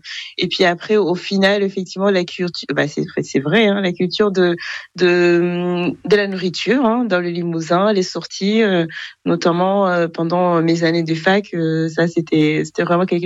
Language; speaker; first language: French; non-native, local second language; Kinyarwanda